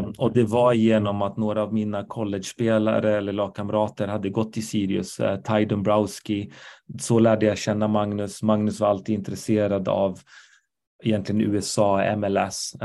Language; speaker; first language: Swedish; early bilingual, other home language; Arabic